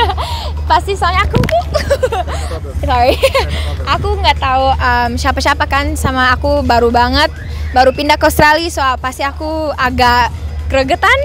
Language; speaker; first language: Indonesian; early bilingual, heritage; Indonesian